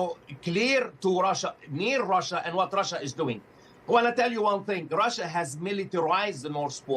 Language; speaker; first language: English; non-native, fluent; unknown